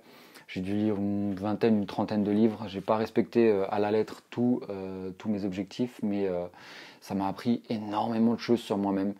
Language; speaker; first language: French; native; French